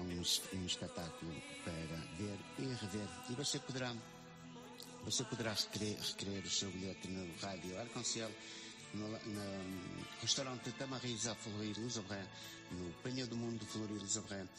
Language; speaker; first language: Portuguese; native; Portuguese